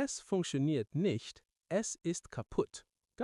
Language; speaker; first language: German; non-native, learner; English